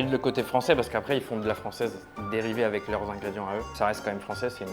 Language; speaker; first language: French; native; French